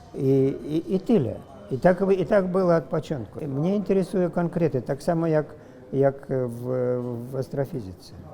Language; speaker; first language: Polish; non-native, fluent; Russian